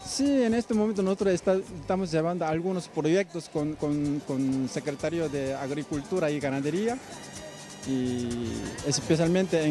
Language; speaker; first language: Spanish; non-native, fluent; Korean